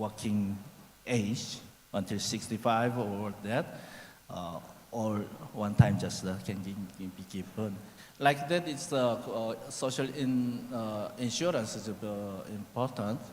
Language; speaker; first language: English; non-native, learner; Korean